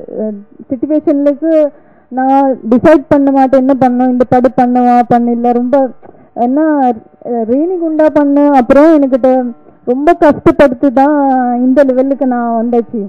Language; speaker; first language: Tamil; non-native, learner; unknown